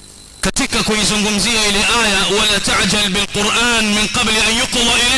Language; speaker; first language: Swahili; native; Swahili